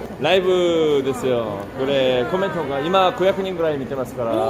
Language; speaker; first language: Japanese; non-native, fluent; Korean